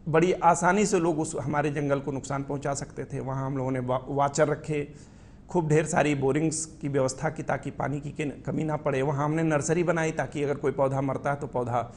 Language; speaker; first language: Hindi; native; Hindi